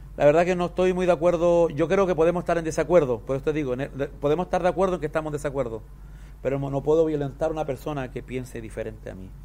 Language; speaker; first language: Spanish; native; Spanish